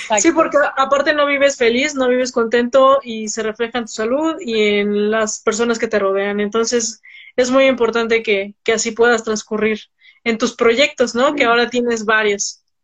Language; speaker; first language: Spanish; native; Spanish